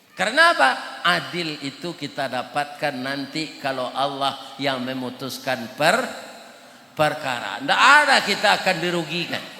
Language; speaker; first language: Malay; non-native, local second language; Minangkabau